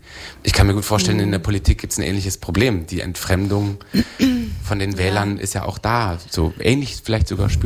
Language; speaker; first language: German; native; German